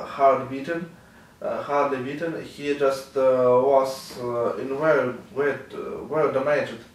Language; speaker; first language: English; non-native, learner; Ukrainian